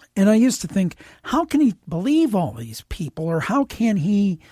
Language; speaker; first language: English; native; English